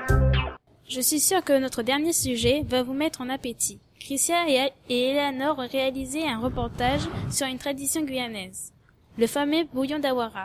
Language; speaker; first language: French; native; French